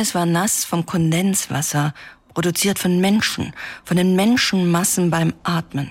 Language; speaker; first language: German; native; German